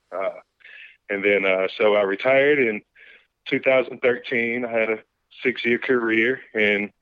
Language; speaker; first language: English; native; English